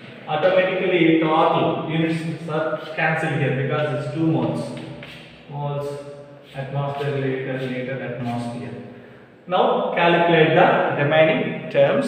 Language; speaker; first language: English; non-native, local second language; Telugu